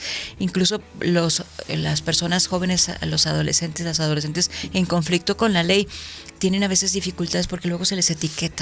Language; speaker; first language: Spanish; native; Spanish